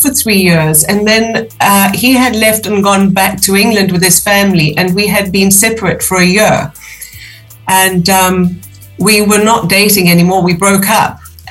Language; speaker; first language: English; native; English